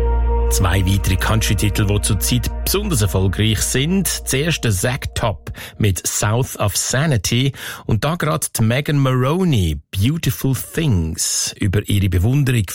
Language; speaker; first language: German; native; German